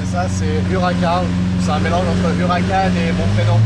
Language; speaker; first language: French; native; French